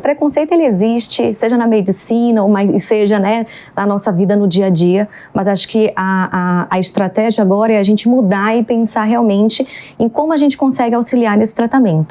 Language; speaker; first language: Portuguese; native; Portuguese